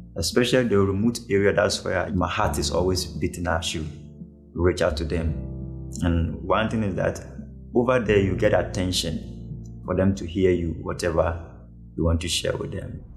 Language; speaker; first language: English; non-native, local second language; Akan